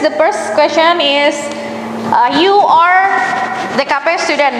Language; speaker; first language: English; non-native, fluent; Indonesian